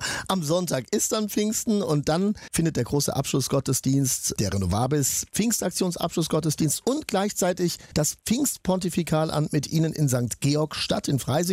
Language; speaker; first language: German; native; German